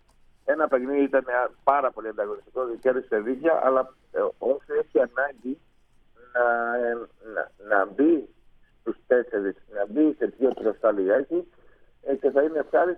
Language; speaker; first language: Greek; non-native, fluent; Spanish